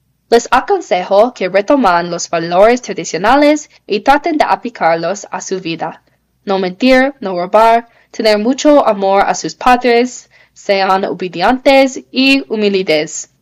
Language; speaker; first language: Spanish; non-native, learner; English